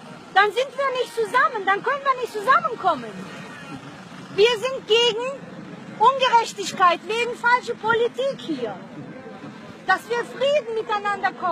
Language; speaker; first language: German; early bilingual, other home language; Turkish